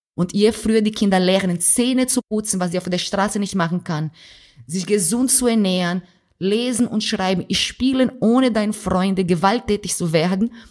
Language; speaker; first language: German; non-native, fluent; Portuguese